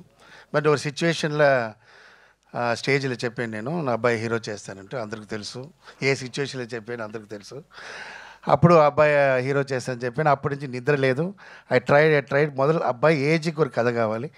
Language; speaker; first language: Telugu; non-native, fluent; Tamil